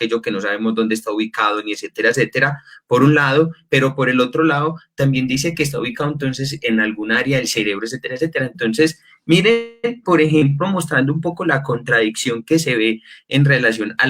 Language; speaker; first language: Spanish; native; Spanish